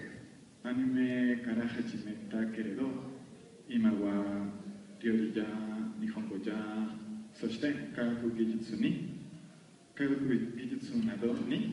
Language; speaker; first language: Japanese; non-native, learner; Spanish